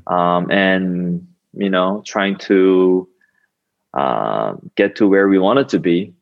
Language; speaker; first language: English; non-native, fluent; Korean